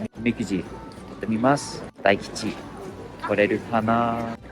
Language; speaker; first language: Japanese; non-native, fluent; English